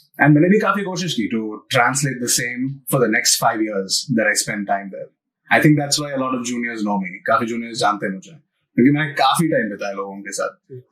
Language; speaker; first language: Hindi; non-native, local second language; Malayalam